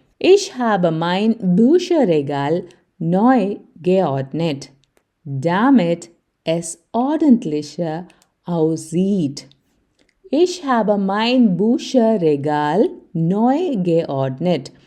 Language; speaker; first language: German; non-native, fluent; Malayalam